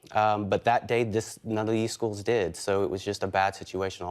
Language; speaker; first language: English; native; English